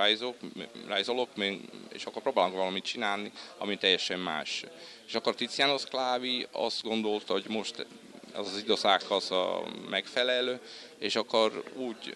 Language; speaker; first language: Hungarian; non-native, fluent; Italian